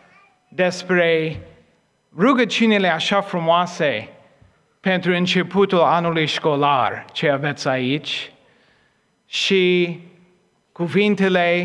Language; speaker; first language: Romanian; non-native, fluent; English